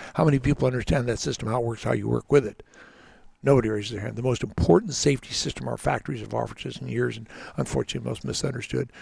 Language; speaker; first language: English; native; English